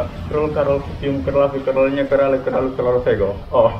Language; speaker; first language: Polish; non-native, learner; Balinese